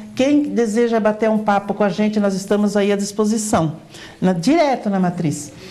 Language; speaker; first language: Portuguese; native; Portuguese